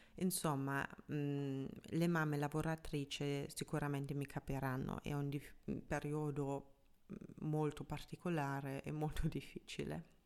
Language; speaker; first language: Italian; non-native, fluent; German